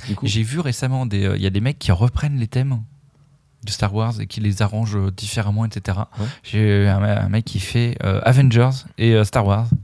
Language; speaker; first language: French; native; French